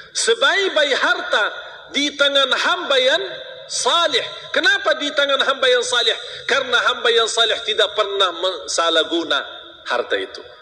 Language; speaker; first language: Malay; non-native, fluent; Arabic